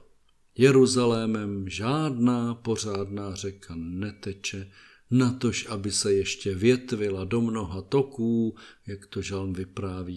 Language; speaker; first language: Czech; native; Czech